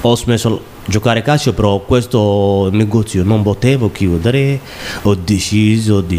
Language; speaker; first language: Italian; non-native, learner; Somali